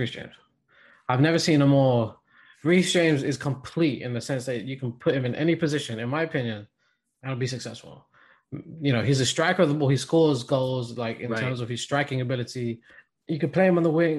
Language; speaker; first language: English; native; English